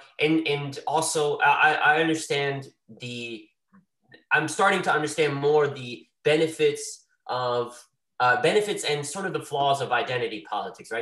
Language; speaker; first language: English; native; English